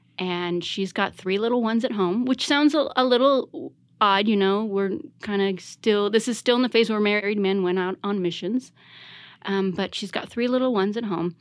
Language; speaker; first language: English; native; English